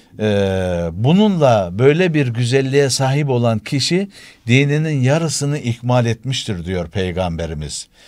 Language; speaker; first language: Turkish; native; Turkish